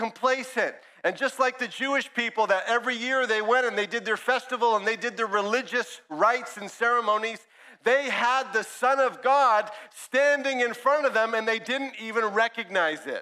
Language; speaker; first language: English; native; English